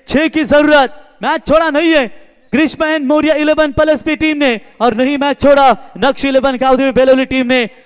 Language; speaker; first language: Hindi; non-native, local second language; Marathi